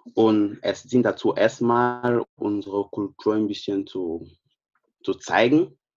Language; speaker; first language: German; non-native, fluent; French